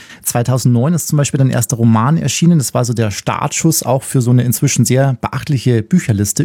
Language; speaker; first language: German; native; German